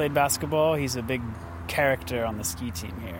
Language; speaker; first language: English; native; English